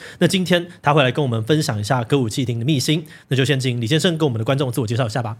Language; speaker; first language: Chinese; native; Chinese